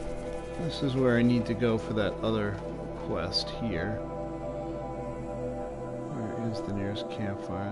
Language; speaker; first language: English; native; English